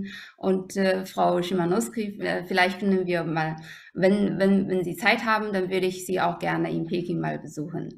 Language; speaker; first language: German; non-native, fluent; Chinese